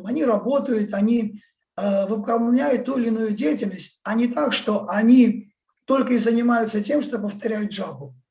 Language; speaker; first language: Russian; native; Russian